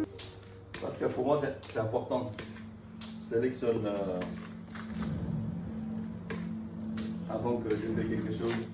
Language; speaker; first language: French; non-native, fluent; Vietnamese